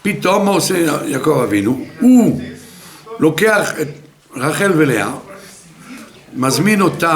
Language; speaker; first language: Hebrew; non-native, fluent; French